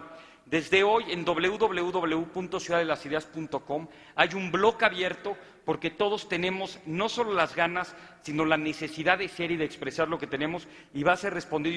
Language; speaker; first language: Spanish; native; Spanish